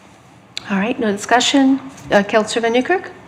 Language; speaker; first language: English; native; English